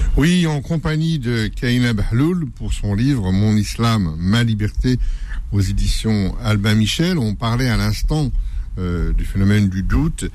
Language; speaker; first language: French; early bilingual, other home language; Kabyle